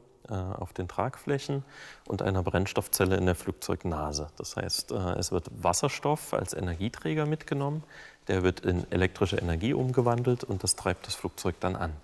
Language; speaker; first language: German; native; German